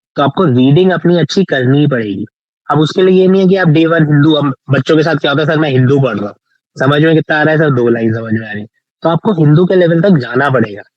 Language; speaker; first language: Hindi; native; Hindi